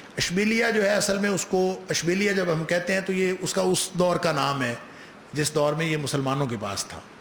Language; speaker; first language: Urdu; non-native, local second language; Punjabi